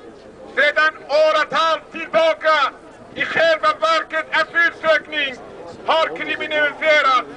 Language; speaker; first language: Swedish; non-native, fluent; Persian